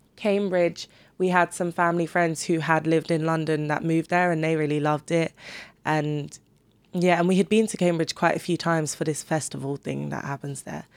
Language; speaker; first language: English; native; English